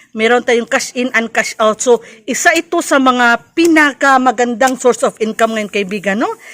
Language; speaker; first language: Filipino; non-native, local second language; Cebuano